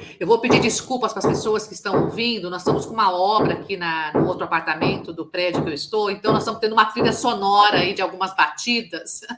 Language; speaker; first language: Portuguese; native; Portuguese